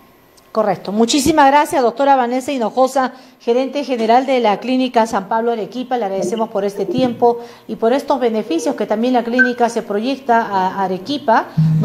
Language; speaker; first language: Spanish; native; Spanish